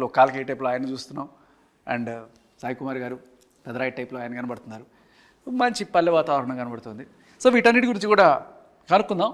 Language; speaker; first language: Telugu; native; Telugu